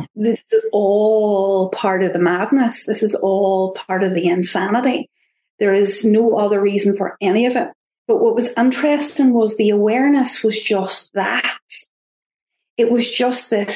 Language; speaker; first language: English; native; English